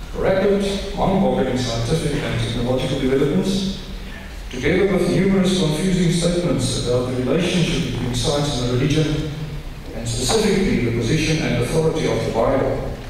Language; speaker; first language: English; non-native, local second language; Afrikaans